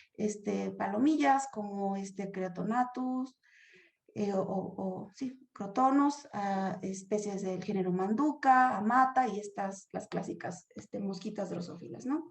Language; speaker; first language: Spanish; native; Spanish